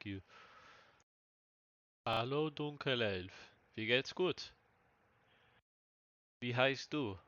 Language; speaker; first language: German; non-native, learner; English